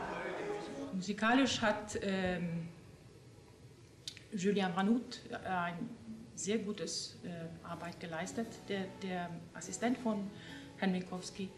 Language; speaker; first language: German; non-native, fluent; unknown